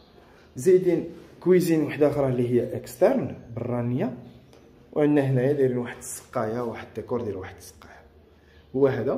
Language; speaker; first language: Arabic; native; Arabic